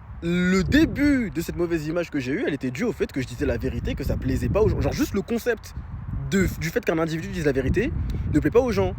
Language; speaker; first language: French; native; French